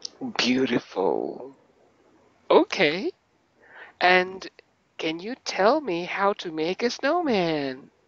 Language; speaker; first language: English; non-native, fluent; Russian